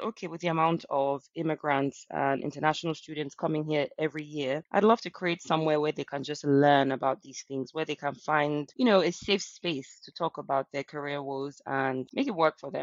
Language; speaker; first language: English; non-native, local second language; Yoruba